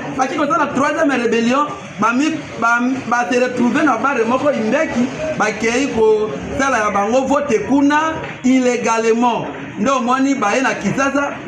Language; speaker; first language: Lingala; native; Lingala